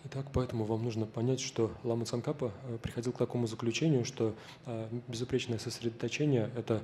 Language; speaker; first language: Russian; native; Russian